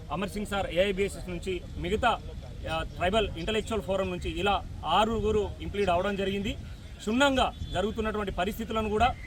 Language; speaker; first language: Telugu; non-native, local second language; Lambadi